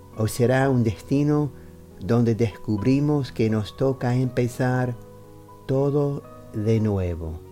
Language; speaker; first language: Spanish; non-native, fluent; English